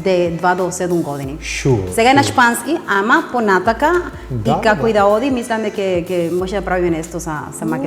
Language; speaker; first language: Macedonian; non-native, learner; Spanish